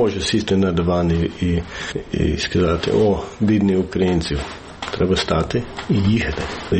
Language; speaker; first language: Ukrainian; early bilingual, heritage; English